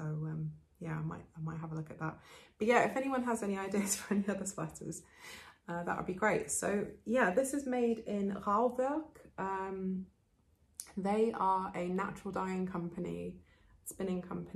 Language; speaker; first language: English; native; English